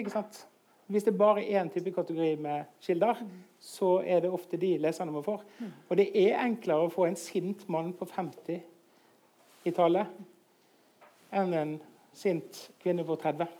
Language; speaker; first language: Norwegian; native; Norwegian